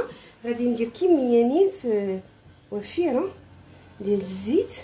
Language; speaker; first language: Arabic; native; Arabic